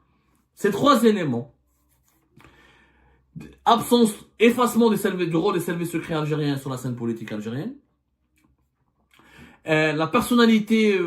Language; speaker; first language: French; non-native, local second language; Arabic